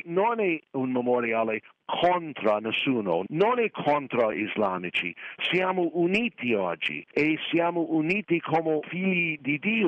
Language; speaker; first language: Italian; non-native, fluent; English